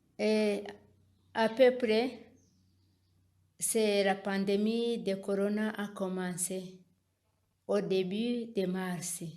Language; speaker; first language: French; non-native, local second language; Kinyarwanda